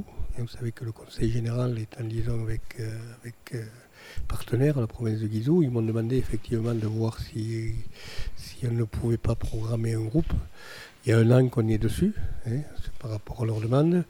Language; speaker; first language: French; native; French